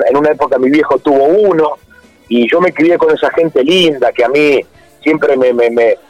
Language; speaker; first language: Spanish; native; Spanish